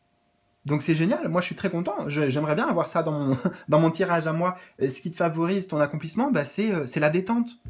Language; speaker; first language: French; native; French